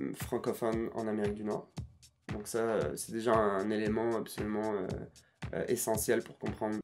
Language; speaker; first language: French; native; French